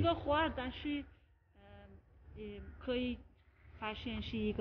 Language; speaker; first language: Chinese; non-native, learner; Persian